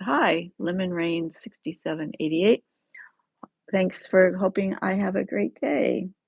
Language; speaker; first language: English; native; English